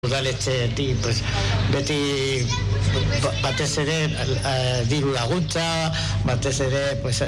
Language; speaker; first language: Basque; non-native, local second language; Spanish